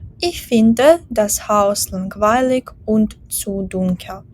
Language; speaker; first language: German; non-native, fluent; Ukrainian